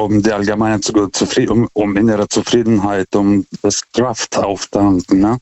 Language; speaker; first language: German; non-native, fluent; Lithuanian